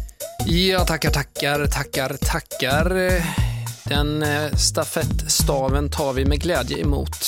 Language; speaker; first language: Swedish; native; Swedish